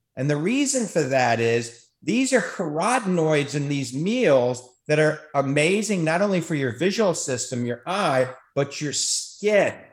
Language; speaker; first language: English; native; English